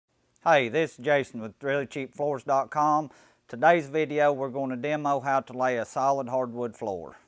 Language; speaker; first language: English; native; English